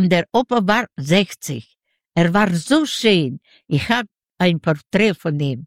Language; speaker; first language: German; non-native, learner; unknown